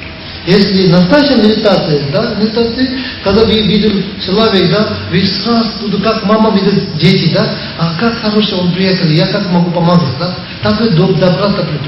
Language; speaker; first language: Russian; non-native, learner; Tibetan